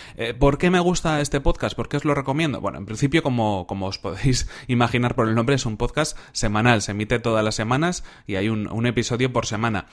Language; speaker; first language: Spanish; native; Spanish